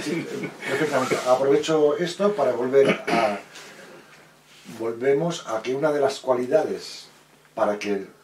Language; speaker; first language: Spanish; native; Spanish